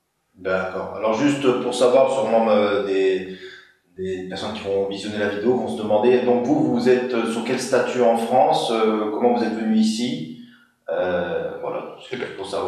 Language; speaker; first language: French; native; French